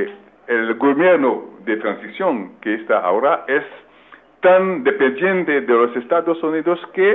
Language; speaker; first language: Spanish; non-native, fluent; French